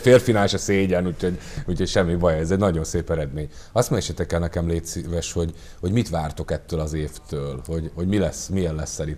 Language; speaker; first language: Hungarian; native; Hungarian